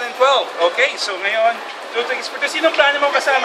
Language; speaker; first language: Filipino; native; Filipino